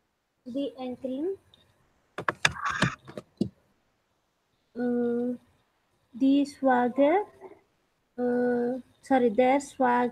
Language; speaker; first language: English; non-native, local second language; Telugu